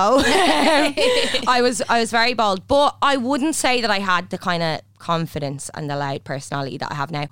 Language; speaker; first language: English; native; English